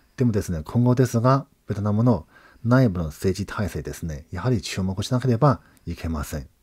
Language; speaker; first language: Japanese; non-native, fluent; Chinese